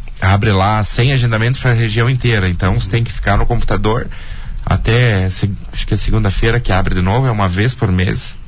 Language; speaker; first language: Portuguese; native; Portuguese